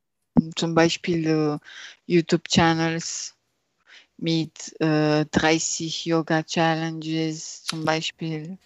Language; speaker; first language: German; non-native, learner; French